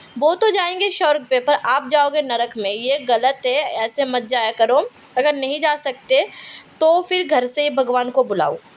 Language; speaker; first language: Hindi; non-native, local second language; Bangla